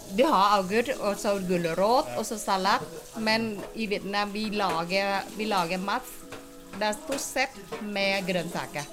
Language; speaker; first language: Norwegian; non-native, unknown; Vietnamese